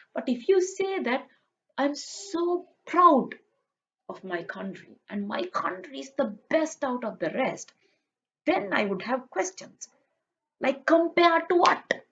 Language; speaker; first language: English; non-native, local second language; Sinhala